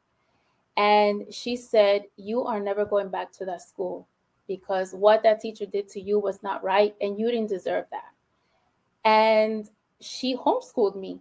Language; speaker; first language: English; early bilingual, other home language; Spanish